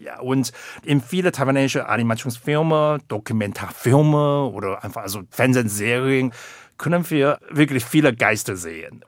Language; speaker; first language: German; non-native, fluent; Chinese